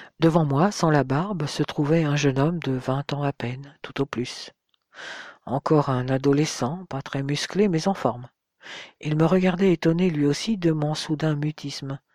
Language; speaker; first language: French; native; French